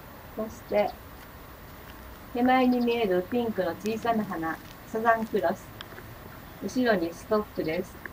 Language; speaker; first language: Japanese; native; Japanese